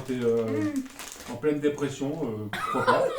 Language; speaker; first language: French; native; French